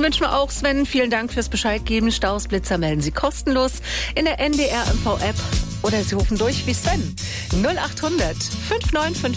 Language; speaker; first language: German; native; German